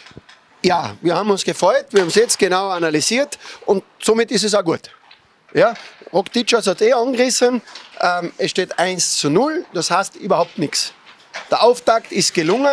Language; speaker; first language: German; native; German